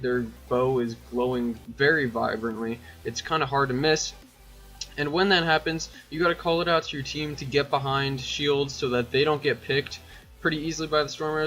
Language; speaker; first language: English; native; English